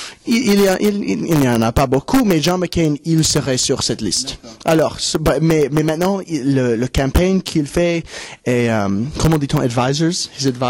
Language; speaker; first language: French; non-native, learner; English